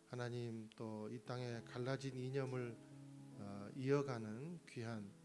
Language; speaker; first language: Korean; native; Korean